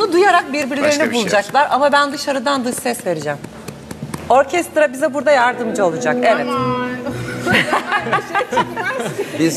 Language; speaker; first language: Turkish; native; Turkish